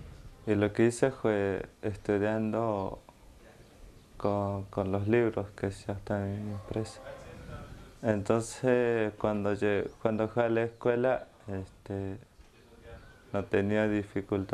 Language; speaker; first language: Spanish; non-native, local second language; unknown